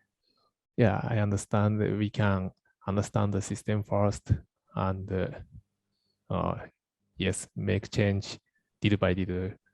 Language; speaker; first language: English; non-native, learner; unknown